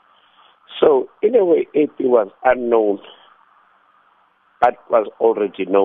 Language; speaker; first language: English; non-native, local second language; Xhosa